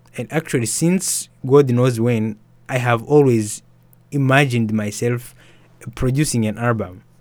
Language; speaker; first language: English; early bilingual, other home language; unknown